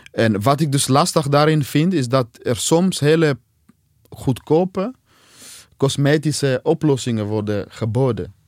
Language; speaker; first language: Dutch; non-native, fluent; Swahili